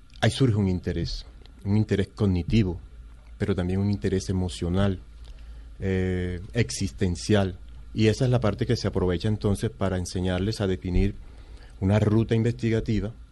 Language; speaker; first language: Spanish; native; Spanish